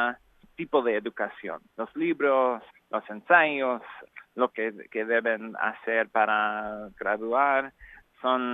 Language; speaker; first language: Spanish; non-native, learner; English